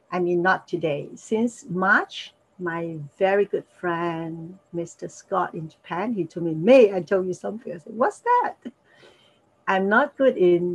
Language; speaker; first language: English; non-native, local second language; Cantonese